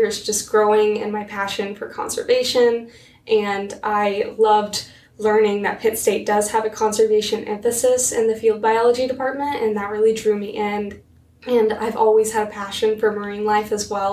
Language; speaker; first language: English; native; English